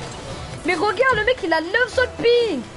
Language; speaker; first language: French; native; French